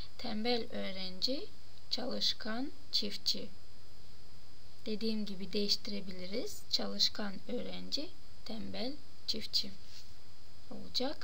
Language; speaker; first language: Turkish; non-native, fluent; Russian